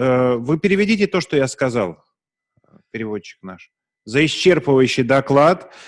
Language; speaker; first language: Russian; native; Russian